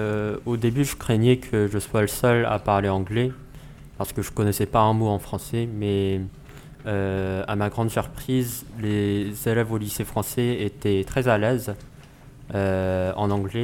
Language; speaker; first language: French; non-native, fluent; English